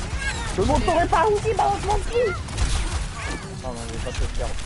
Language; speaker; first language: French; native; French